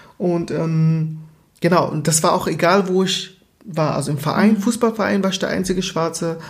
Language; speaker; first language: German; early bilingual, other home language; Portuguese